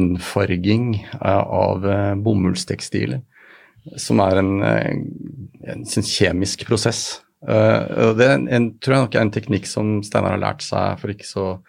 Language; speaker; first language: Norwegian; native; Norwegian